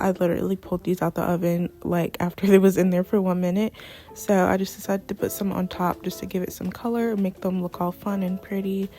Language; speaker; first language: English; native; English